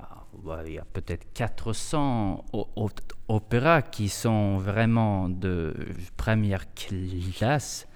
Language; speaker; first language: French; non-native, fluent; Swedish